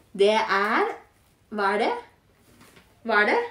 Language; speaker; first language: Norwegian; non-native, learner; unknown